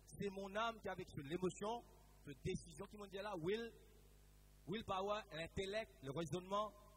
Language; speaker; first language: French; non-native, local second language; Morisyen